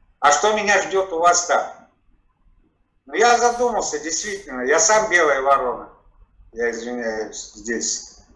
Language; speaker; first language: Russian; native; Russian